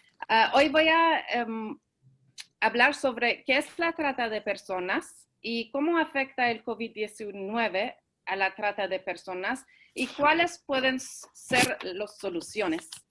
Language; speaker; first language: Spanish; early bilingual, heritage; Spanish